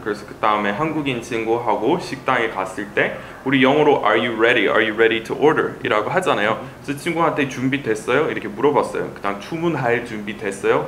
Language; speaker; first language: Korean; non-native, fluent; English